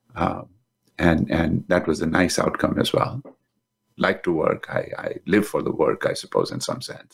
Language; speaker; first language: English; native; English